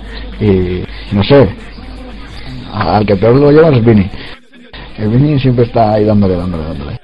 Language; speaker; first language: Spanish; native; Spanish